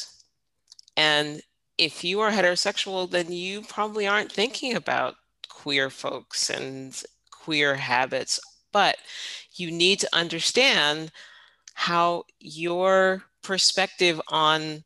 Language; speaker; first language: English; native; English